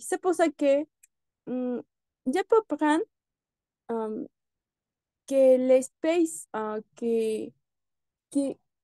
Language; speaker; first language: French; non-native, learner; Spanish